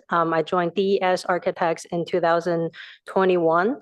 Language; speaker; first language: English; non-native, fluent; Chinese